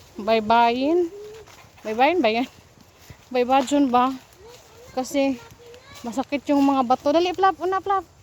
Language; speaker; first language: Filipino; non-native, local second language; Cebuano